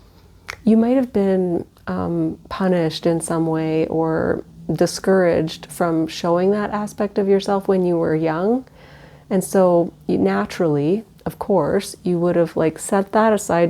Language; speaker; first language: English; native; English